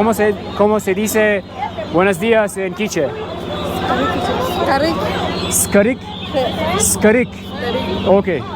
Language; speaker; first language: Spanish; non-native, learner; Turkish